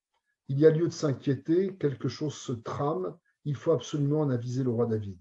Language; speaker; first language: French; native; French